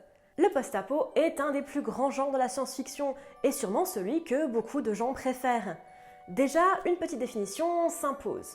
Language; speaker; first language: French; native; French